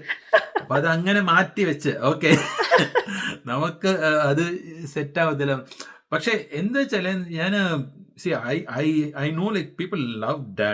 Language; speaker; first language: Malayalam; early bilingual, heritage; Malayalam